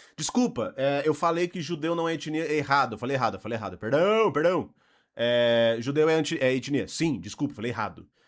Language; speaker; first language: Portuguese; native; Portuguese